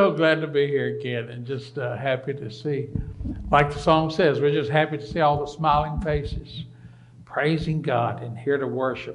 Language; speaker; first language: English; native; English